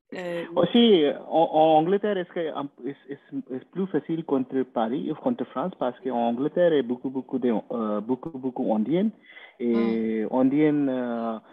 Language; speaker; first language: French; non-native, learner; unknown